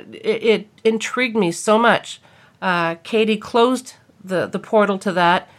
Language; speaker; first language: English; native; English